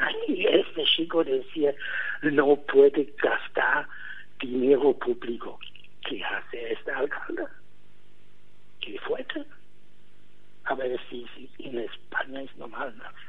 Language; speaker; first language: Spanish; non-native, learner; German